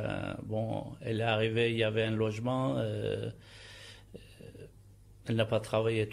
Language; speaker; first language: French; non-native, fluent; Turkish